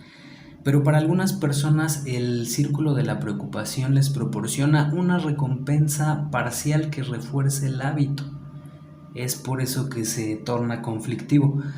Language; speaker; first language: Spanish; native; Spanish